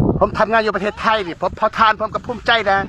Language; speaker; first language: Thai; non-native, fluent; Khmer